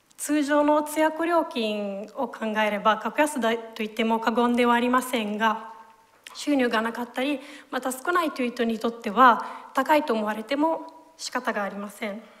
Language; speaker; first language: Japanese; non-native, fluent; Italian